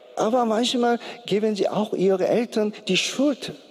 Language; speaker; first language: German; non-native, learner; Korean